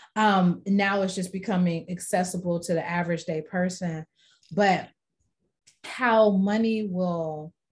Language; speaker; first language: English; native; English